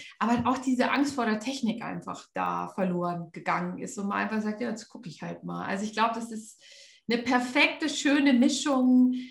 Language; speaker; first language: German; native; German